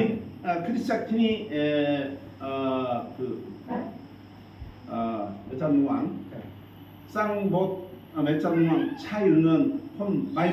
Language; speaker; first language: Thai; non-native, learner; Korean